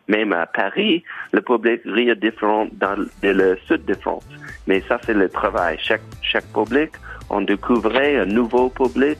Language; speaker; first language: French; non-native, learner; English